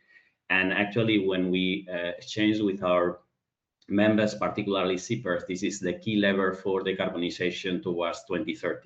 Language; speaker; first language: English; non-native, fluent; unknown